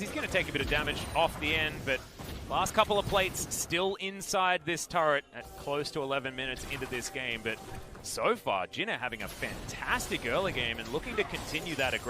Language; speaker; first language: English; native; English